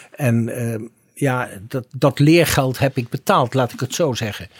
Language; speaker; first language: Dutch; native; Dutch